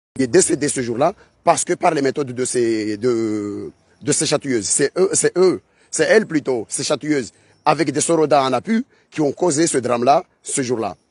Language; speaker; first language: French; non-native, local second language; Ngazidja Comorian